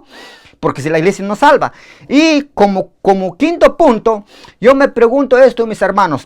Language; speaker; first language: Spanish; native; Spanish